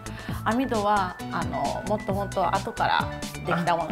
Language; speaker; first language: Japanese; native; Japanese